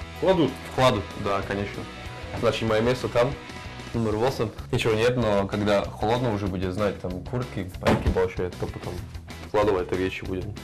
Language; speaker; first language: Russian; non-native, learner; Slovak